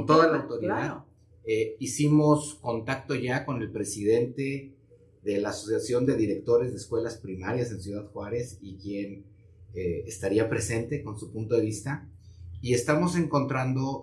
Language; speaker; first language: Spanish; native; Spanish